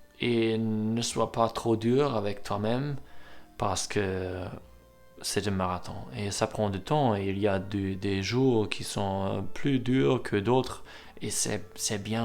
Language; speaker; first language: French; non-native, learner; German